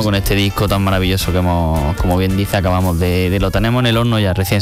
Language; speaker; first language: Spanish; native; Spanish